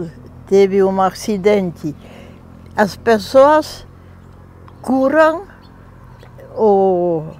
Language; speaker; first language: Portuguese; non-native, fluent; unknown